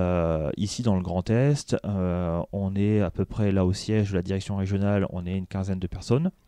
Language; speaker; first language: French; native; French